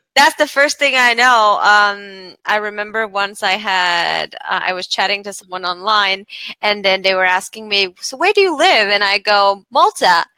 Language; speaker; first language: English; non-native, fluent; Bulgarian